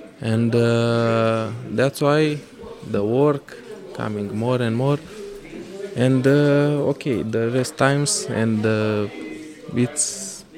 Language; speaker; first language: English; non-native, fluent; Romanian